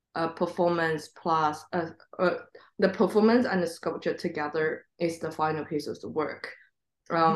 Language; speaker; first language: English; non-native, fluent; Chinese